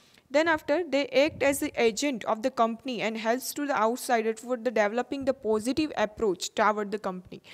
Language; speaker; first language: English; non-native, local second language; Gujarati